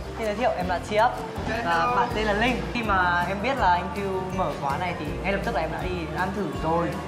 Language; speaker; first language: Vietnamese; native; Vietnamese